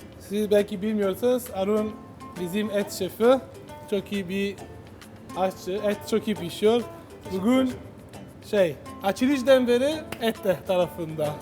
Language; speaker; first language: Turkish; non-native, learner; Italian